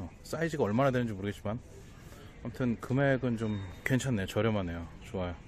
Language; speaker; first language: Korean; native; Korean